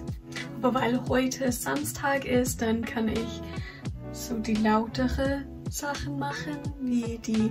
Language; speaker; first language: German; non-native, fluent; English